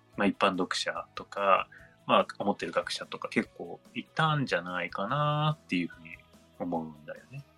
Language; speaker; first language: Japanese; native; Japanese